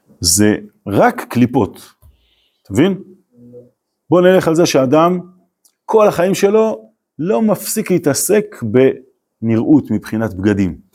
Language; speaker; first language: Hebrew; native; Hebrew